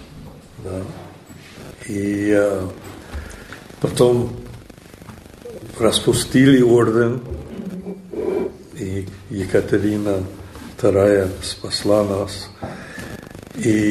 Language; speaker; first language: Russian; non-native, fluent; English